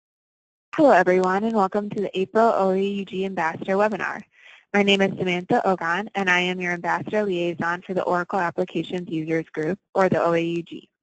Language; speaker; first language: English; native; English